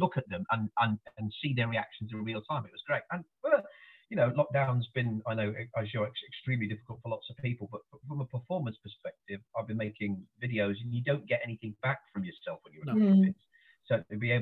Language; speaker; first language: English; native; English